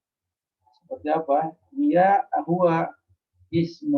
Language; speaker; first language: Arabic; non-native, fluent; Indonesian